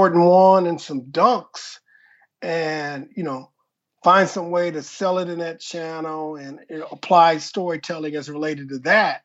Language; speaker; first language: English; native; English